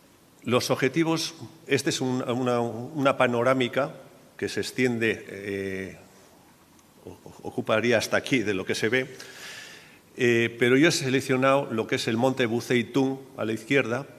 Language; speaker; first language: Spanish; native; Spanish